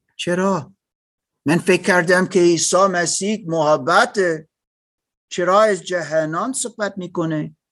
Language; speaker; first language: Persian; non-native, learner; German